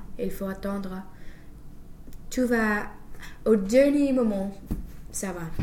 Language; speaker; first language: French; non-native, fluent; English